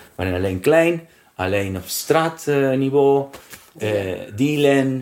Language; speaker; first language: Dutch; non-native, learner; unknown